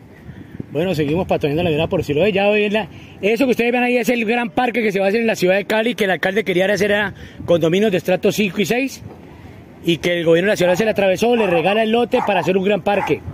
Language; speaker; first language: Spanish; native; Spanish